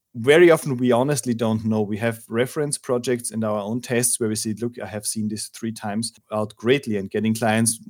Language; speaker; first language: English; non-native, fluent; German